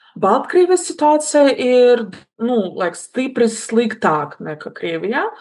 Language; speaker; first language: Latvian; non-native, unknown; Russian